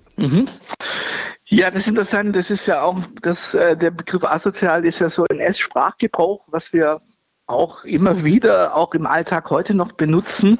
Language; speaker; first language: German; native; German